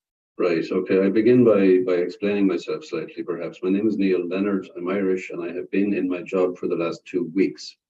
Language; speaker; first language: English; non-native, fluent; Irish